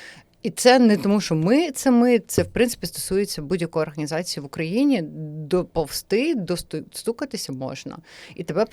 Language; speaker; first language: Ukrainian; native; Ukrainian